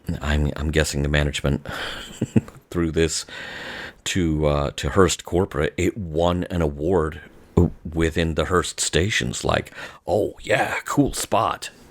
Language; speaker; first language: English; native; English